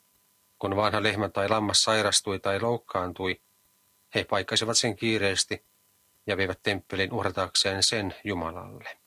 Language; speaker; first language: Finnish; native; Finnish